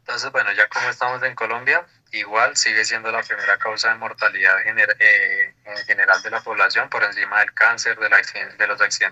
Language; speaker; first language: Spanish; native; Spanish